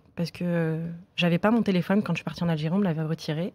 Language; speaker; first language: French; native; French